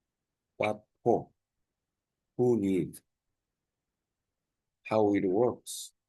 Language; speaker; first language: English; non-native, learner; Korean